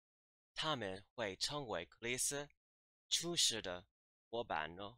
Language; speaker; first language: Chinese; non-native, fluent; English